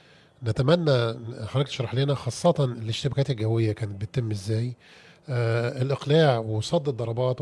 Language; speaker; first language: Arabic; native; Arabic